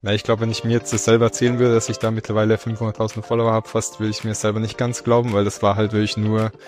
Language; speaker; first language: German; native; German